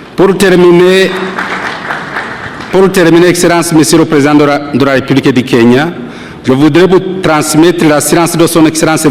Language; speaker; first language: French; non-native, local second language; Rundi